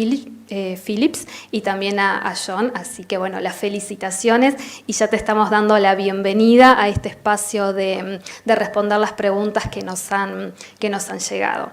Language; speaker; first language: Spanish; native; Spanish